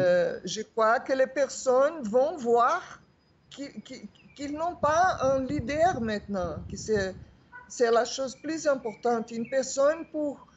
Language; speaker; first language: French; non-native, fluent; Portuguese